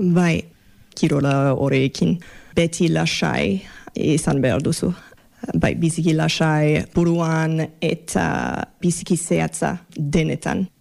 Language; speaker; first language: Basque; non-native, learner; English